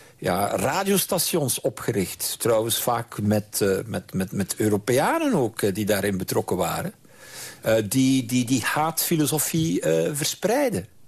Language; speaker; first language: Dutch; native; Dutch